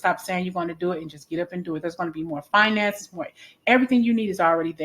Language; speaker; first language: English; native; English